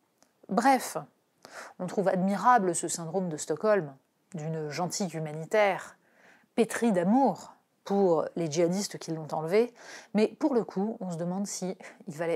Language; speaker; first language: French; native; French